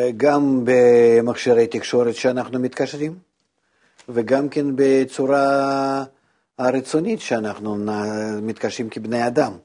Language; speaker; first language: Hebrew; non-native, fluent; Russian